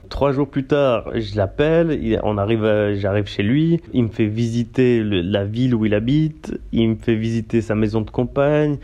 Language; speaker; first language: French; early bilingual, other home language; Turkish